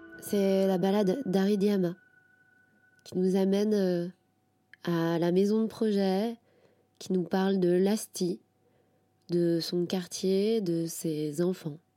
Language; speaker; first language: French; native; French